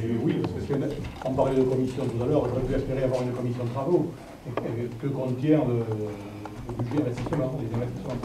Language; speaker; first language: French; native; French